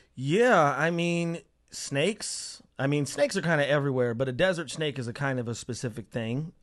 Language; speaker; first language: English; native; English